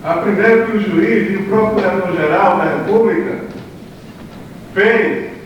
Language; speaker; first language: Portuguese; non-native, local second language; Kayapó